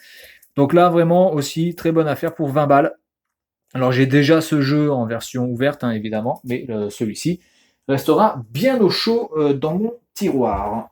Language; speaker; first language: French; native; French